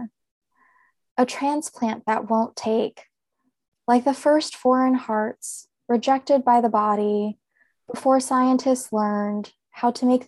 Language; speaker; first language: English; native; English